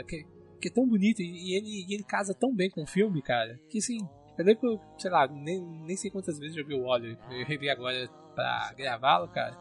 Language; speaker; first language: Portuguese; native; Portuguese